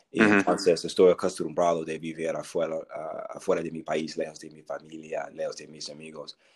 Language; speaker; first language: Spanish; non-native, learner; English